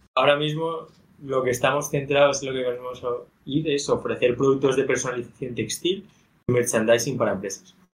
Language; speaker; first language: Spanish; native; Spanish